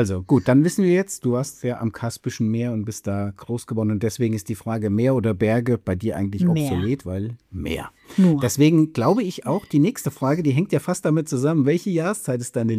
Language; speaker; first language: German; native; German